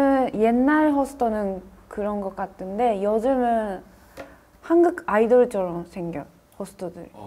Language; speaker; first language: Korean; non-native, fluent; Japanese